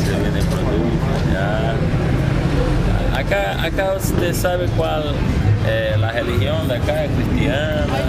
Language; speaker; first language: Spanish; non-native, learner; Portuguese